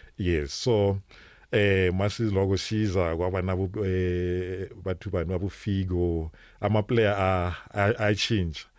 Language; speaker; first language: Zulu; non-native, local second language; Northern Sotho